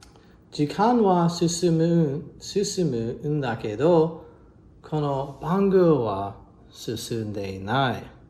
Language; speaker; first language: Japanese; non-native, learner; English